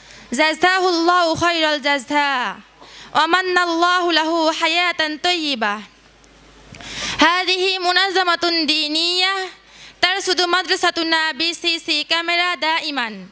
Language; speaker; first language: Arabic; non-native, learner; Bangla